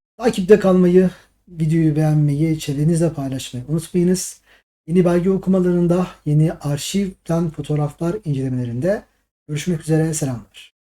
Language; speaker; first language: Turkish; native; Turkish